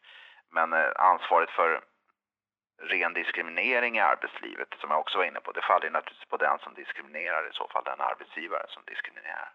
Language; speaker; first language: Swedish; native; Swedish